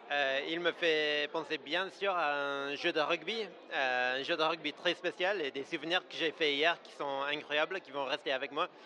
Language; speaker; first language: French; non-native, fluent; English